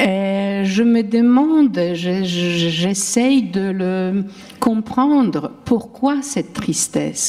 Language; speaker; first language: French; non-native, fluent; Polish